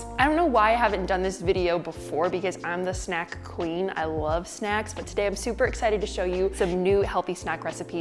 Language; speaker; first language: English; native; English